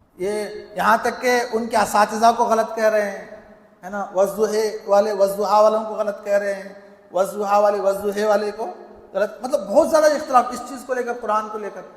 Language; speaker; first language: Urdu; native; Urdu